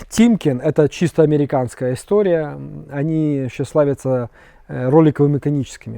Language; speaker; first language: Russian; native; Russian